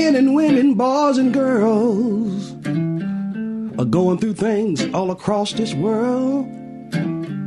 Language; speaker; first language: English; native; English